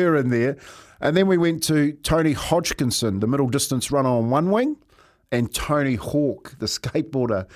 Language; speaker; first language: English; native; English